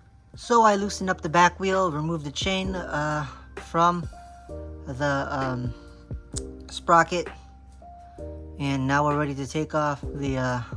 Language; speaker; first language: English; native; English